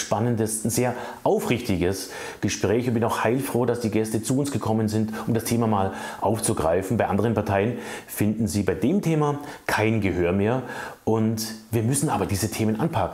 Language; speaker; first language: German; native; German